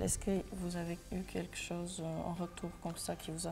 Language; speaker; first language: French; non-native, fluent; Armenian